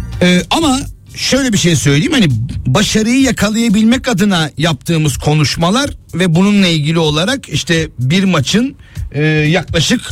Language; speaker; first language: Turkish; native; Turkish